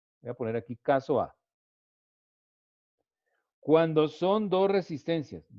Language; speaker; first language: Spanish; native; Spanish